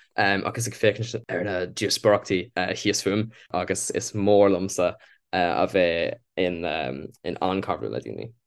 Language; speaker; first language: Irish; non-native, local second language; English